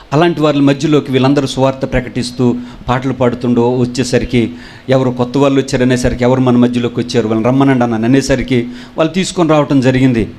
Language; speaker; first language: Telugu; non-native, local second language; Koya